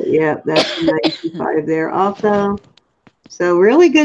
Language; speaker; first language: English; native; English